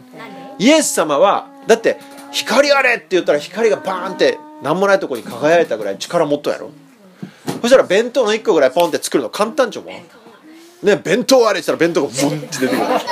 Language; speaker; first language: Japanese; native; Japanese